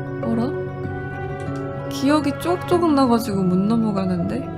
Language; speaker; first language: Korean; native; Korean